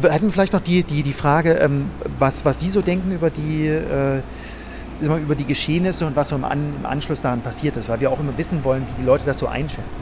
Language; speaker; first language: German; native; German